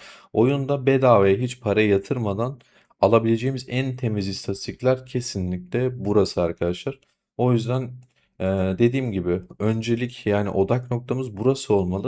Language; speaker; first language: Turkish; native; Turkish